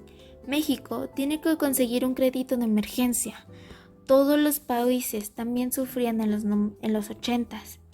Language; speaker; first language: Spanish; native; Spanish